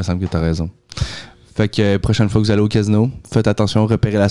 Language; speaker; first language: French; native; French